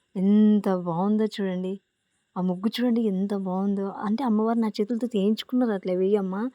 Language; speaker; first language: Telugu; native; Telugu